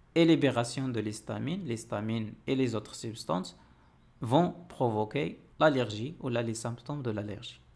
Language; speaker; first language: French; non-native, local second language; Arabic